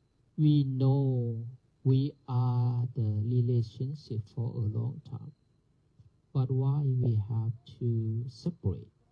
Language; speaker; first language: English; non-native, learner; Thai